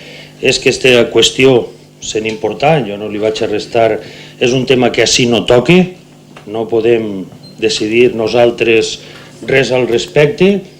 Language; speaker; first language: Catalan; native; Catalan